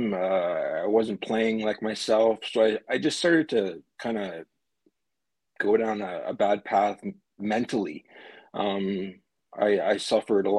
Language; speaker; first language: English; native; English